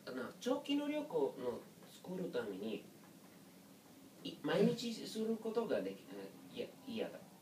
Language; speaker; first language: Japanese; non-native, learner; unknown